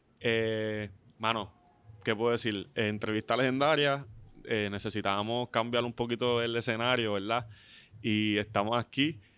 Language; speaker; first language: Spanish; native; Spanish